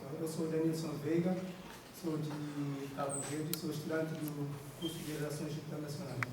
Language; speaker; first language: Portuguese; non-native, local second language; Kabuverdianu